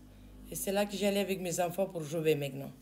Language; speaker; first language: French; non-native, learner; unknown